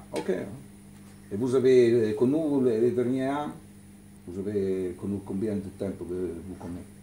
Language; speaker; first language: French; non-native, learner; Italian